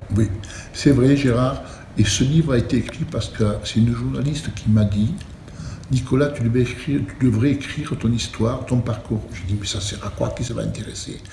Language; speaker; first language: French; early bilingual, other home language; Italian